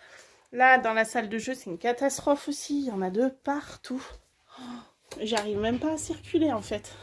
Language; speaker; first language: French; native; French